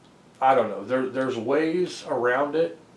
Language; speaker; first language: English; native; English